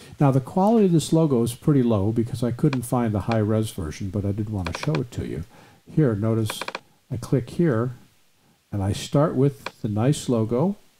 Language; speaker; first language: English; native; English